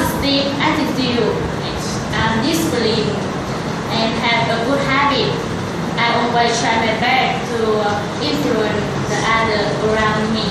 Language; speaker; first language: English; non-native, learner; Vietnamese